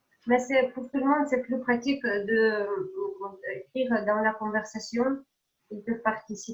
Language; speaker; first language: French; non-native, fluent; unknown